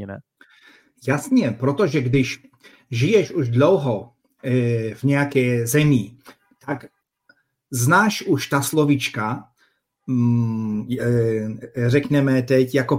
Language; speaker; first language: Czech; non-native, fluent; Polish